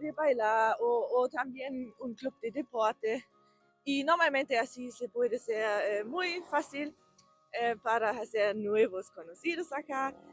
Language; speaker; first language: Spanish; non-native, learner; German